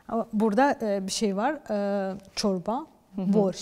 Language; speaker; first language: Turkish; non-native, fluent; Ukrainian